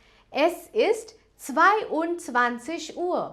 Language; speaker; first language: German; non-native, fluent; Hindi